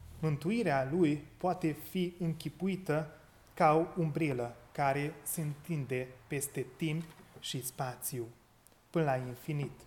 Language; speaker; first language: Romanian; non-native, local second language; Hungarian